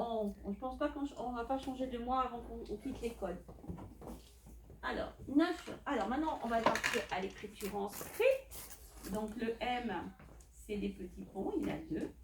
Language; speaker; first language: French; native; French